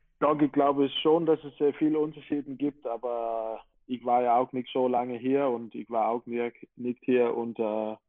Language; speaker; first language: German; non-native, fluent; Danish